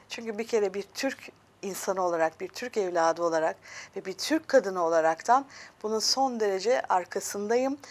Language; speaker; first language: Turkish; early bilingual, heritage; Turkish